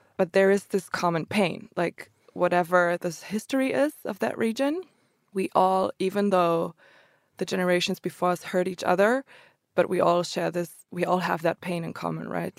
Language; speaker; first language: English; early bilingual, other home language; Croatian